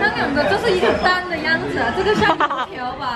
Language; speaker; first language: Chinese; non-native, local second language; Cantonese